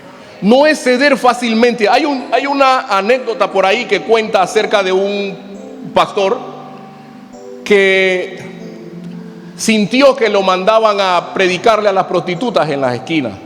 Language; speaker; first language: Spanish; native; Spanish